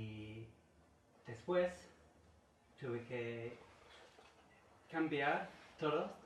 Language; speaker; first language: Spanish; non-native, learner; English